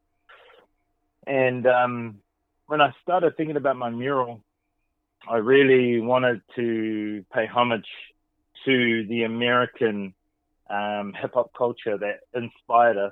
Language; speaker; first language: English; native; English